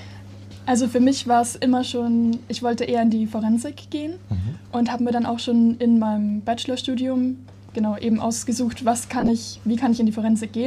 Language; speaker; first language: German; native; German